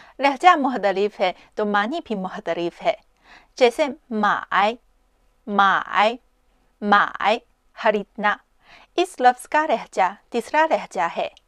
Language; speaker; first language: Urdu; non-native, fluent; Chinese